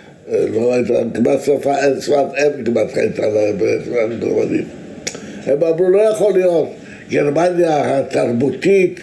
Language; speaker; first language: Hebrew; non-native, fluent; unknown